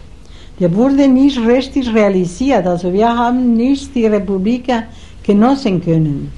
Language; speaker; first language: German; non-native, fluent; Spanish